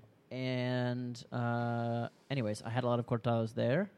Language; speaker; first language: English; native; English